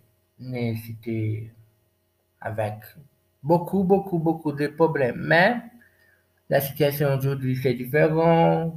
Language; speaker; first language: French; non-native, learner; Portuguese